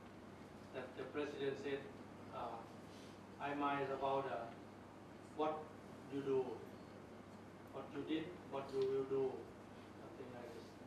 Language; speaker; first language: English; non-native, learner; Thai